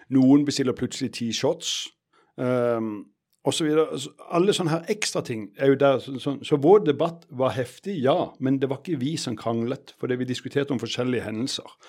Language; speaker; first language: Norwegian; native; Norwegian